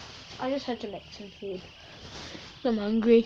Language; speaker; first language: English; native; English